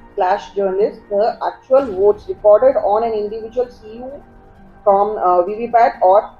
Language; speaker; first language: English; non-native, local second language; Bangla